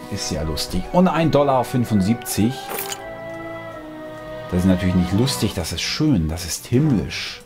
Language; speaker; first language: German; native; German